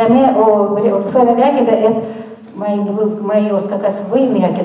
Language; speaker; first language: Estonian; non-native, local second language; Russian